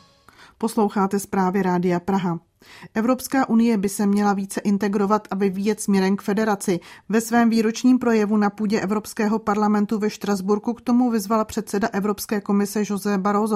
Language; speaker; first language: Czech; native; Czech